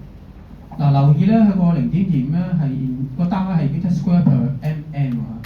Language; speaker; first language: Cantonese; native; Cantonese